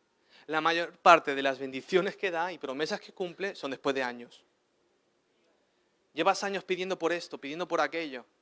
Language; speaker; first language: Spanish; native; Spanish